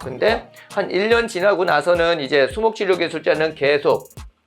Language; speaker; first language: Korean; native; Korean